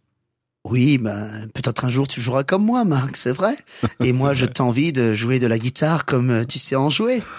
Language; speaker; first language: French; native; French